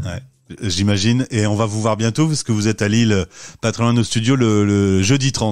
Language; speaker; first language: French; native; French